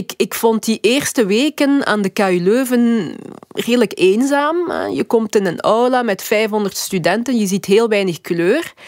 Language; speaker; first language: Dutch; early bilingual, other home language; Lingala